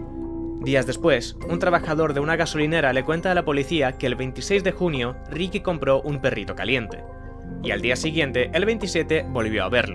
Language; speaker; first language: Spanish; native; Spanish